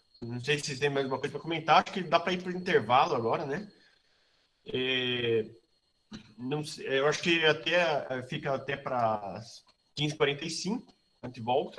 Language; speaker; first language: Portuguese; native; Portuguese